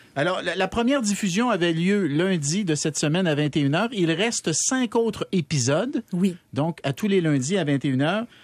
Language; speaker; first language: French; native; French